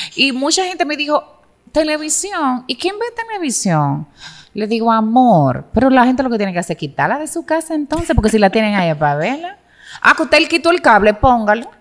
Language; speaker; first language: Spanish; native; Spanish